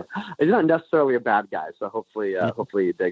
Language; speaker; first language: English; native; English